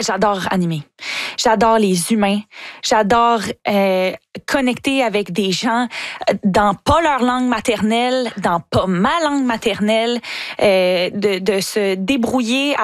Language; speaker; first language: French; native; French